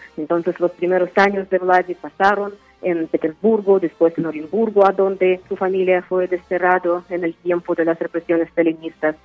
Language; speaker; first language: Spanish; non-native, fluent; Uzbek